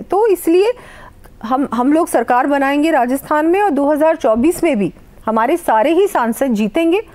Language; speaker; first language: Hindi; native; Hindi